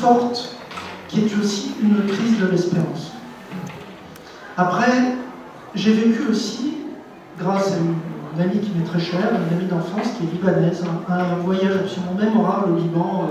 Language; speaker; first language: French; native; French